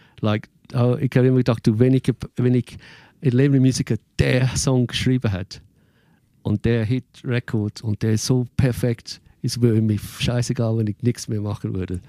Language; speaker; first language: German; non-native, fluent; English